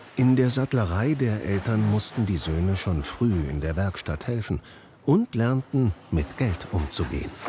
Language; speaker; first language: German; native; German